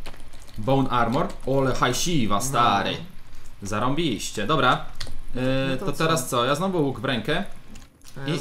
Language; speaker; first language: Polish; native; Polish